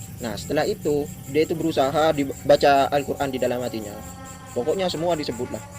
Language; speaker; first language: Indonesian; non-native, local second language; Madurese